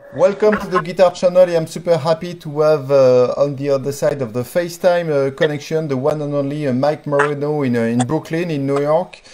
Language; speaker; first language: English; non-native, fluent; French